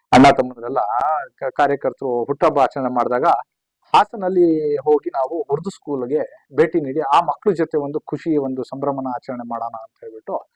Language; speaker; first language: Kannada; non-native, local second language; Urdu